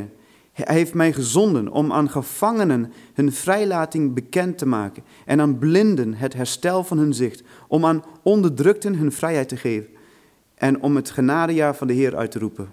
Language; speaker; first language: Dutch; non-native, fluent; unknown